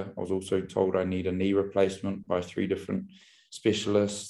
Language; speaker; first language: English; native; English